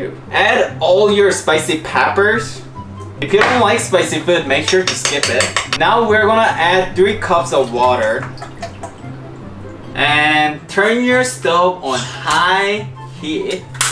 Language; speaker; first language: English; non-native, fluent; Korean